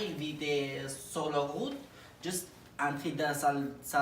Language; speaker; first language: French; non-native, learner; Arabic